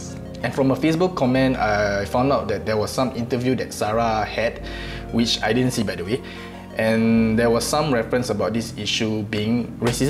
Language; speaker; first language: English; non-native, local second language; Malay